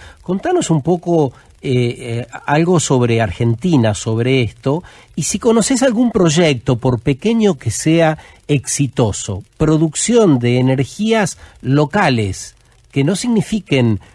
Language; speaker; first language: Spanish; native; Spanish